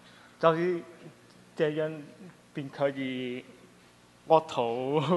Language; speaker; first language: Chinese; non-native, local second language; Cantonese